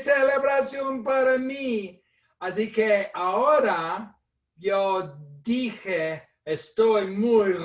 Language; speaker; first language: Spanish; non-native, fluent; English